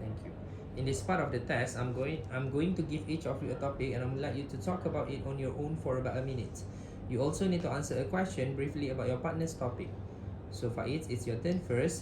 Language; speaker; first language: English; non-native, local second language; Malay